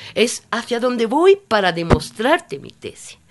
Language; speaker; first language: Spanish; non-native, fluent; Italian